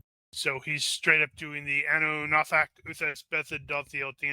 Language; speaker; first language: English; native; English